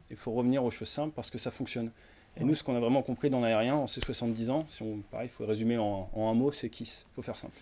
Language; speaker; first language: French; native; French